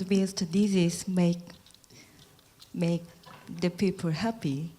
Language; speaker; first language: English; non-native, learner; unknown